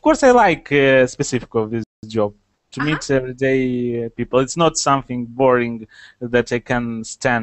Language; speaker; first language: English; non-native, learner; Russian